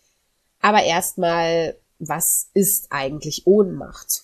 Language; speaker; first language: German; native; German